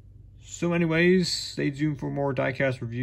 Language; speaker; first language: English; native; English